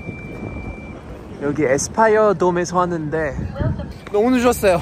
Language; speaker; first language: Korean; non-native, fluent; French